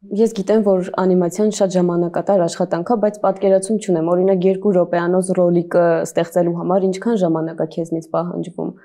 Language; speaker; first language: Armenian; native; Armenian